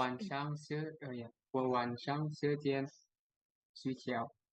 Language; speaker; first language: Chinese; non-native, learner; Indonesian